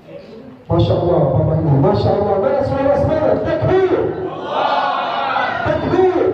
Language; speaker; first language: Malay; non-native, fluent; Arabic